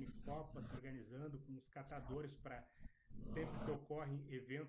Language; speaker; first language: Portuguese; native; Portuguese